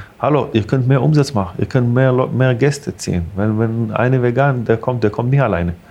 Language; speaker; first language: German; non-native, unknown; Hebrew